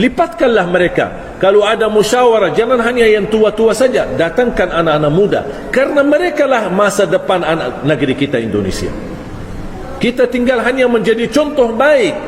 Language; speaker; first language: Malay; non-native, fluent; Arabic